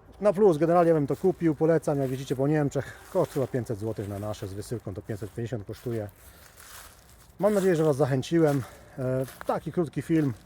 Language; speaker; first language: Polish; native; Polish